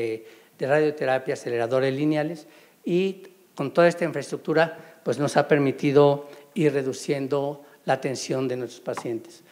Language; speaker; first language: Spanish; native; Spanish